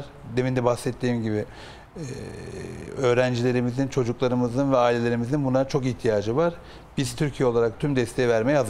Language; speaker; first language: Turkish; native; Turkish